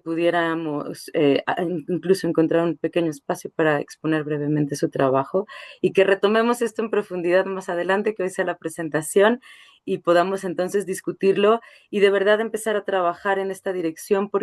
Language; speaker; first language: Spanish; native; Spanish